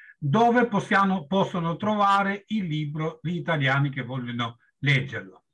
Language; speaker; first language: Italian; non-native, fluent; Albanian